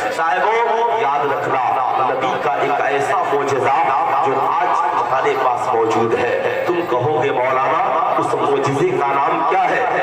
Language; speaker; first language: Urdu; native; Urdu